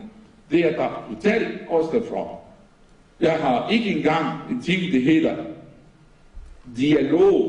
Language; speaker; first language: Danish; non-native, fluent; Arabic